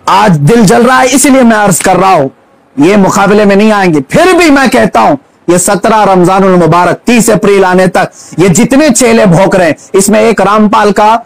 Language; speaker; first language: Hindi; native; Hindi